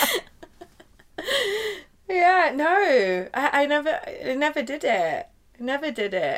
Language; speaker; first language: English; native; English